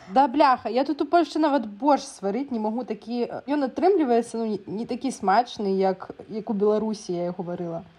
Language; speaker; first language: Belarusian; native; Belarusian